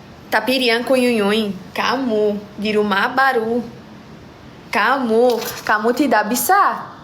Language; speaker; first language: Indonesian; non-native, learner; Portuguese